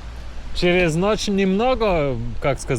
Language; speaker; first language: Russian; non-native, learner; Lithuanian